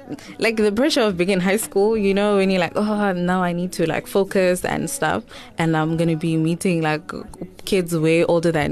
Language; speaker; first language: English; non-native, local second language; Xhosa